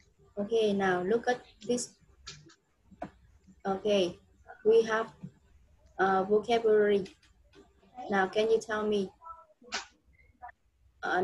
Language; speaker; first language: English; non-native, fluent; Vietnamese